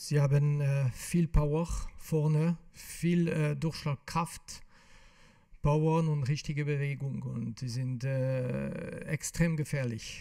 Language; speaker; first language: German; non-native, fluent; French